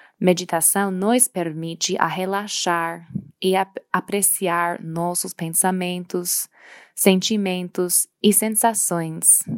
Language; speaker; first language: Portuguese; non-native, fluent; English